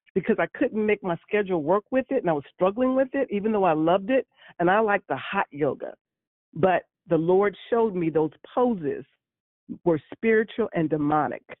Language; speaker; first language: English; native; English